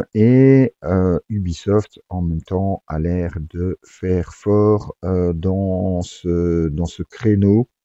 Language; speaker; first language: French; native; French